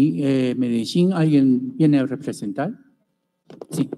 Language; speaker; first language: Spanish; non-native, fluent; Chinese